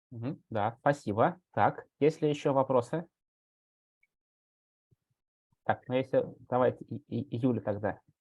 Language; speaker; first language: Russian; native; Russian